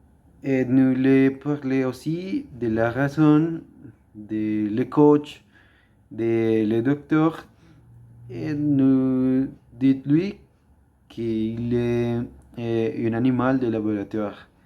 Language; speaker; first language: French; non-native, learner; Spanish